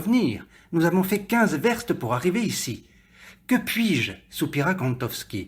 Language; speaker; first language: French; native; French